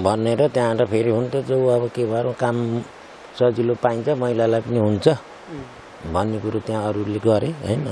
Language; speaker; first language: Nepali; native; Nepali